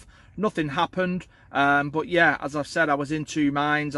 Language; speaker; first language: English; native; English